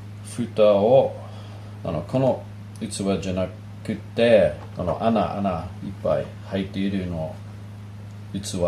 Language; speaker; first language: Japanese; non-native, learner; English